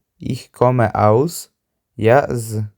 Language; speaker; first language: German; non-native, fluent; Ukrainian